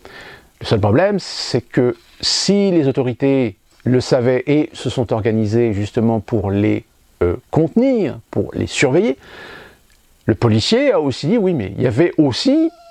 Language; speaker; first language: French; native; French